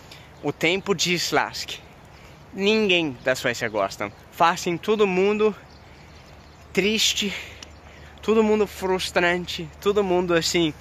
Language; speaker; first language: Portuguese; non-native, fluent; Swedish